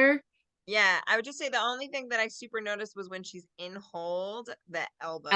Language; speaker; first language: English; native; English